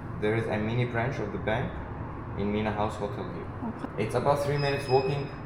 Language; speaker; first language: English; non-native, fluent; Arabic